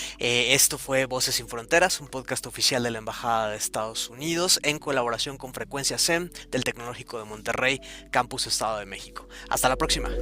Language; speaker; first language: Spanish; native; Spanish